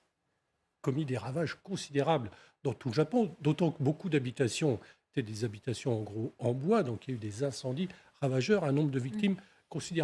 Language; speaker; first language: French; native; French